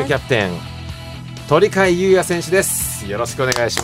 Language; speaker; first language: Japanese; native; Japanese